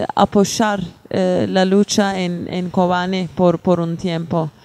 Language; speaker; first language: Spanish; non-native, fluent; Turkish